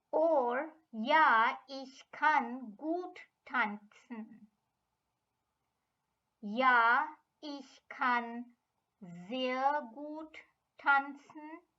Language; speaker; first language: German; non-native, fluent; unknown